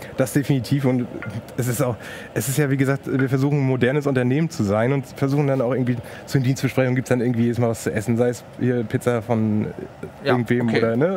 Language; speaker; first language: German; native; German